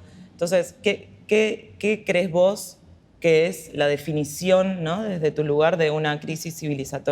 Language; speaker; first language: Spanish; native; Spanish